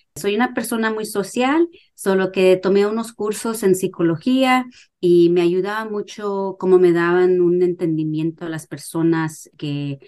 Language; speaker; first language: Spanish; early bilingual, heritage; Spanish